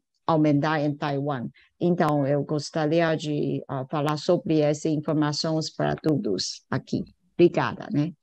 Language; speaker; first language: Portuguese; non-native, fluent; Chinese